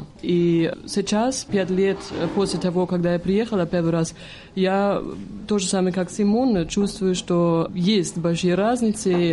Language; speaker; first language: Russian; non-native, fluent; German